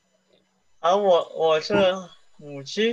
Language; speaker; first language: Chinese; early bilingual, heritage; Chinese